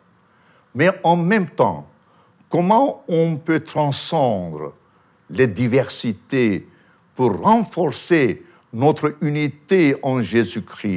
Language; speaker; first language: French; non-native, fluent; Armenian